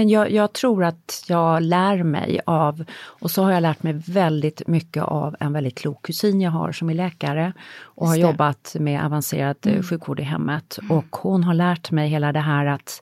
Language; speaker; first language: Swedish; native; Swedish